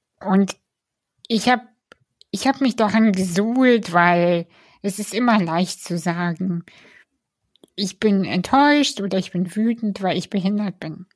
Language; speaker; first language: German; early bilingual, other home language; Russian